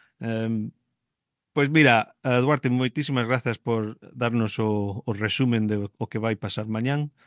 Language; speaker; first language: Galician; early bilingual, heritage; Galician